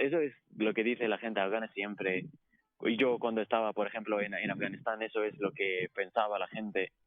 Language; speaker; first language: Spanish; non-native, fluent; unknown